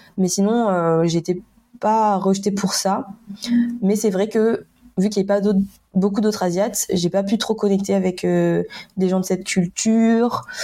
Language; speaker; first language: French; native; French